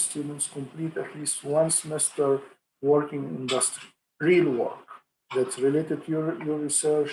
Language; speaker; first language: English; non-native, fluent; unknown